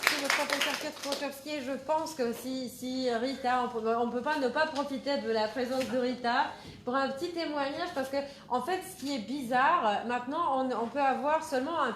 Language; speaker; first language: French; non-native, fluent; Polish